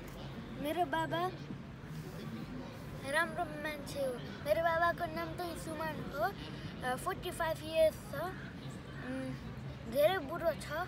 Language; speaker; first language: Nepali; early bilingual, heritage; Nepali